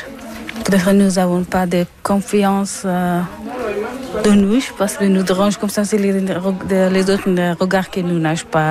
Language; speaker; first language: French; non-native, learner; Persian